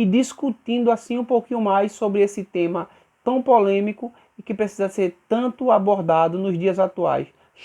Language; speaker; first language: Portuguese; native; Portuguese